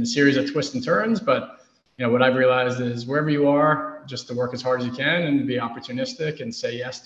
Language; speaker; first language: English; native; English